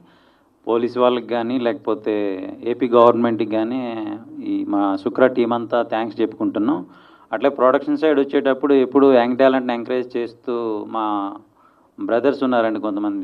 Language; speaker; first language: Telugu; native; Telugu